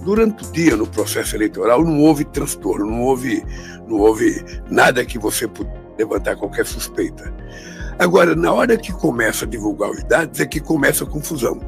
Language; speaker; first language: Portuguese; native; Portuguese